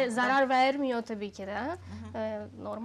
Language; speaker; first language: Turkish; non-native, learner; Russian